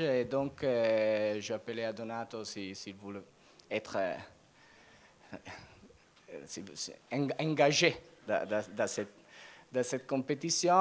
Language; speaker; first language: French; non-native, learner; Italian